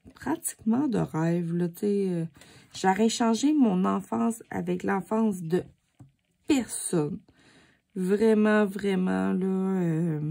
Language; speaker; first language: French; native; French